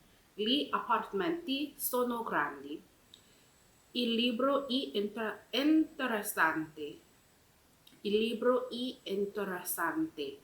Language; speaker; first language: Italian; non-native, learner; English